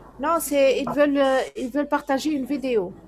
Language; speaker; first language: French; non-native, local second language; Arabic